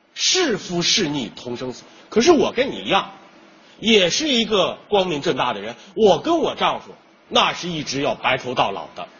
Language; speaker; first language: Chinese; native; Chinese